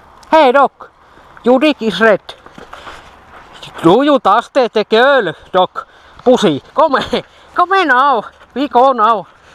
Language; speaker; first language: English; non-native, learner; Finnish